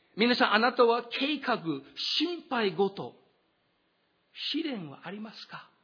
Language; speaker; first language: Japanese; non-native, fluent; English